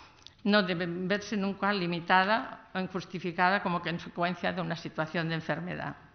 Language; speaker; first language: Spanish; native; Spanish